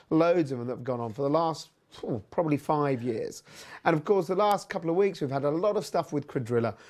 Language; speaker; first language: English; native; English